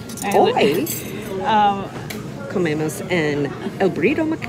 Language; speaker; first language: Spanish; non-native, learner; English